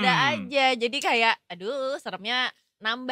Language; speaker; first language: Indonesian; native; Indonesian